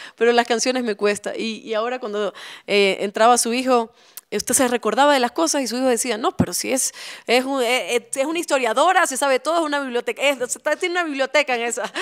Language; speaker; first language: Spanish; native; Spanish